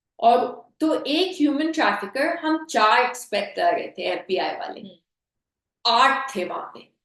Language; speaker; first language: Urdu; native; Urdu